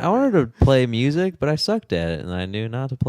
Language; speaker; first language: English; native; English